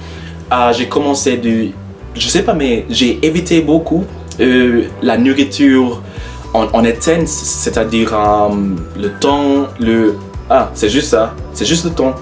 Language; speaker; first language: French; non-native, learner; English